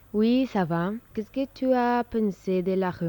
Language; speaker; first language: French; non-native, learner; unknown